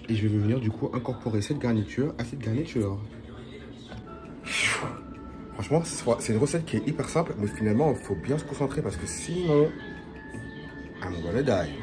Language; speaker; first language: French; native; French